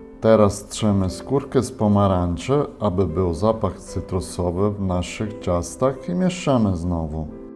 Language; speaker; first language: Polish; non-native, fluent; Italian